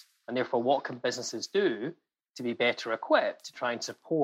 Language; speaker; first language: English; native; English